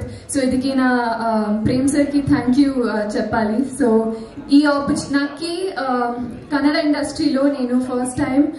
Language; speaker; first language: Telugu; non-native, learner; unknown